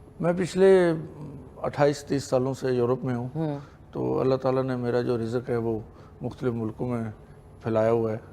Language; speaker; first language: Urdu; non-native, local second language; Punjabi